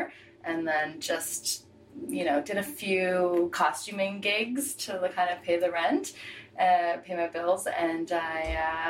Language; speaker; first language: English; native; English